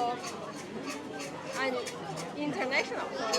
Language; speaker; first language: English; non-native, learner; Chinese